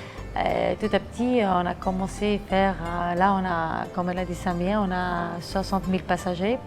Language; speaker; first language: French; non-native, fluent; Greek